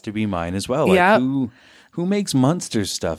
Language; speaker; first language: English; native; English